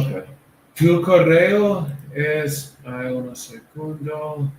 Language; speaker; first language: Spanish; non-native, learner; English